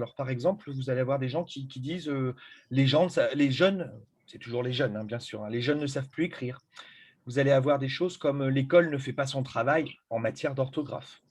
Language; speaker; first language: French; native; French